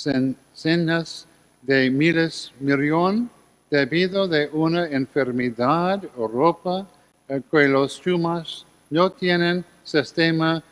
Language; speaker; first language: Spanish; non-native, learner; English